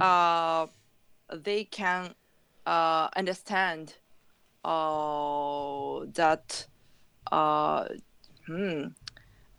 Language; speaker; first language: English; non-native, learner; Japanese